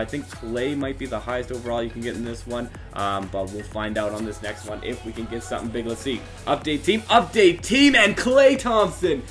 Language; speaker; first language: English; native; English